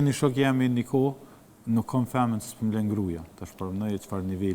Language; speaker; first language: Albanian; native; Albanian